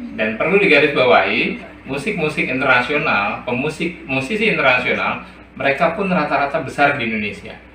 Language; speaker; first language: Indonesian; native; Indonesian